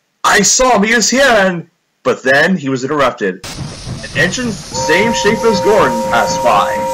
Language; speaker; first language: English; native; English